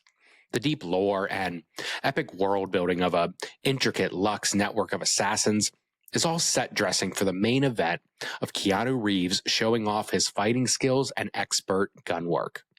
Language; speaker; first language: English; native; English